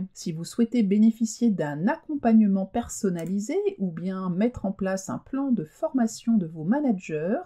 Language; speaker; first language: French; native; French